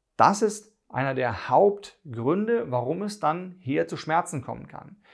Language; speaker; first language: German; native; German